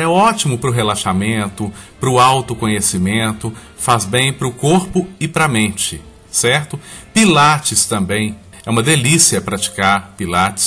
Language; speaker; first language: Portuguese; native; Portuguese